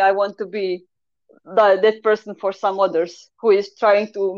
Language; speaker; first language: English; non-native, fluent; Croatian